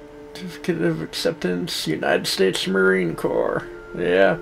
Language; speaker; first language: English; native; English